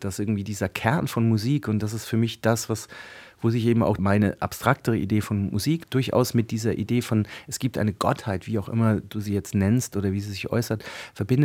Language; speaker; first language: German; native; German